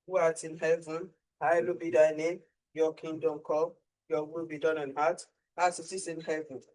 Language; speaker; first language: English; non-native, local second language; Yoruba